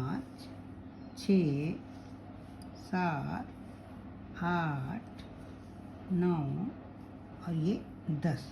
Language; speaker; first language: Hindi; native; Hindi